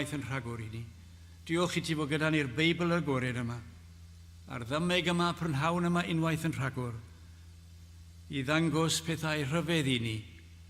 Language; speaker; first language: Welsh; native; Welsh